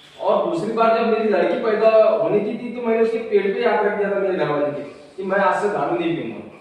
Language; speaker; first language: Hindi; non-native, local second language; Marathi